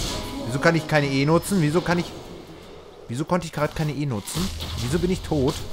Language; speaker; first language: German; native; German